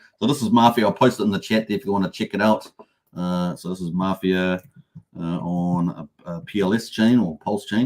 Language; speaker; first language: English; native; English